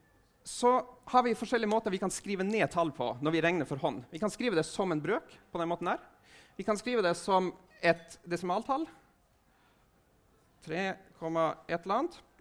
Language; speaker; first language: Norwegian; native; Norwegian